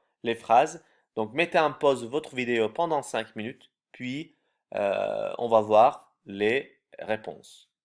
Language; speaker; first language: French; non-native, fluent; Turkish